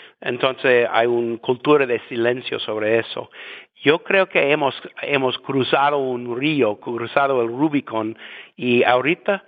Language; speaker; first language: Spanish; non-native, fluent; English